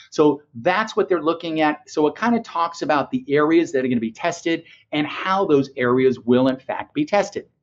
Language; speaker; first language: English; native; English